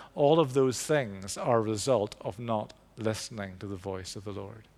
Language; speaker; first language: English; native; English